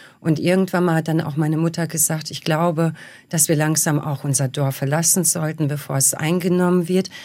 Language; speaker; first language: German; early bilingual, other home language; Bosnian